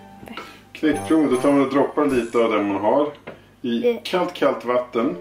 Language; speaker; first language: Swedish; native; Swedish